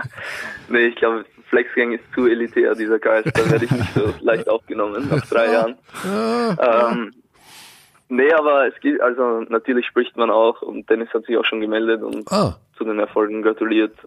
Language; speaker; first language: German; native; German